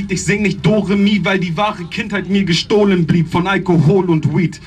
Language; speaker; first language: German; native; German